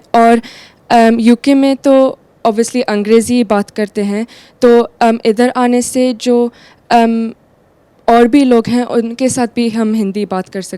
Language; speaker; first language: Hindi; early bilingual, heritage; Hindi